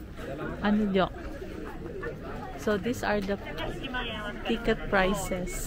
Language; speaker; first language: English; non-native, local second language; Filipino